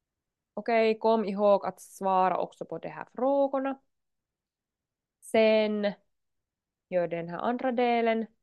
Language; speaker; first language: Swedish; non-native, local second language; Finnish